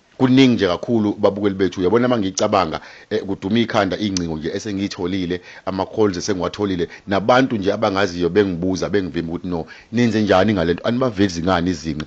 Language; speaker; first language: Zulu; native; Zulu